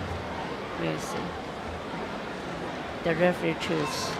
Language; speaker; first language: English; non-native, learner; Chinese